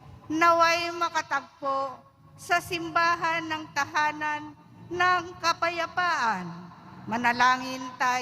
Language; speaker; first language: Filipino; native; Filipino